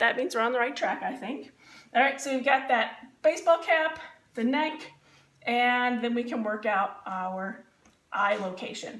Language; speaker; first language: English; native; English